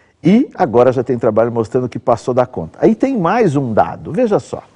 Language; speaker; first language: Portuguese; native; Portuguese